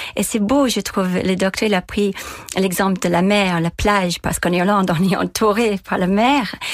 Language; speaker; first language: French; non-native, fluent; English